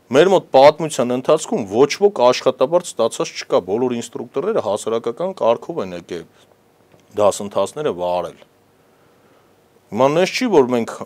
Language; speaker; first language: Armenian; native; Armenian